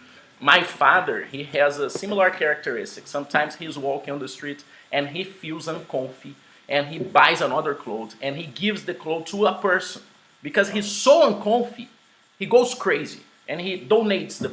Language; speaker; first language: English; non-native, fluent; Portuguese